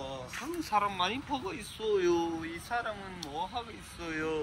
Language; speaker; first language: Korean; non-native, learner; Urdu